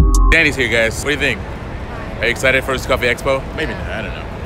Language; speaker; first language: English; early bilingual, other home language; Spanish